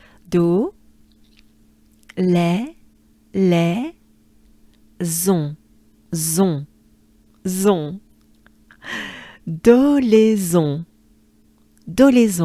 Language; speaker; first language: French; native; French